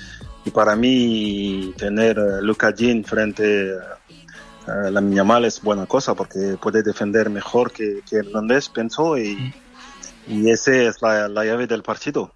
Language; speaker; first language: Spanish; non-native, fluent; French